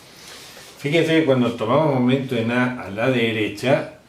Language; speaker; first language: Spanish; native; Spanish